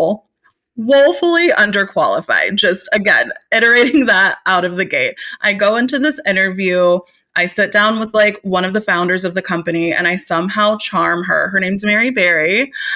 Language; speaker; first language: English; native; English